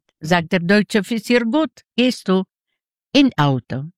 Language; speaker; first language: German; non-native, learner; Yiddish